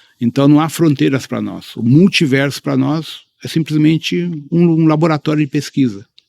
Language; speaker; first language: Portuguese; early bilingual, other home language; Spanish